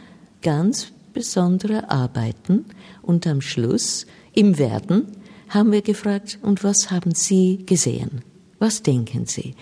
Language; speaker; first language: German; non-native, fluent; English